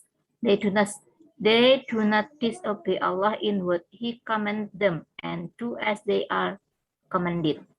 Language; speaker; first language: English; non-native, learner; Indonesian